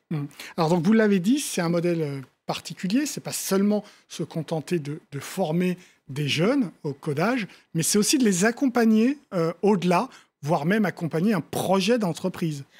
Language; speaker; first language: French; native; French